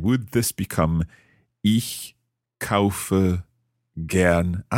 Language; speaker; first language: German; non-native, learner; English